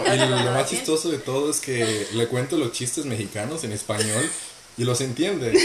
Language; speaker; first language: Spanish; native; Spanish